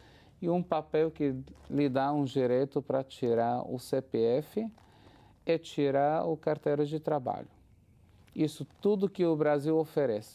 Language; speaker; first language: Portuguese; non-native, fluent; Arabic